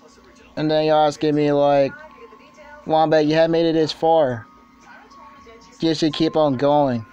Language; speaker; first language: English; native; English